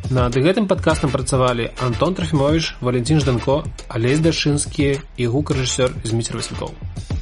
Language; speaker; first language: Belarusian; native; Belarusian